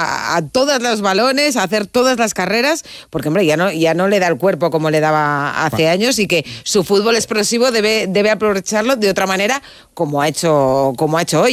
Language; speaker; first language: Spanish; native; Spanish